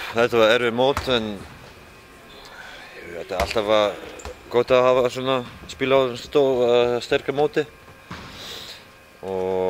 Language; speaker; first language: Icelandic; non-native, fluent; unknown